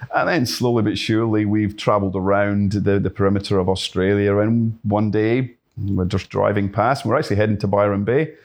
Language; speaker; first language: English; native; English